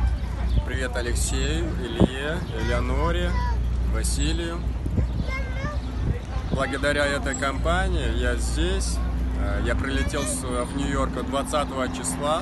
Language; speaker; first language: Russian; non-native, local second language; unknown